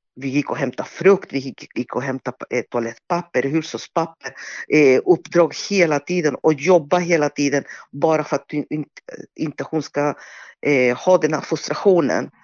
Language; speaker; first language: Swedish; non-native, fluent; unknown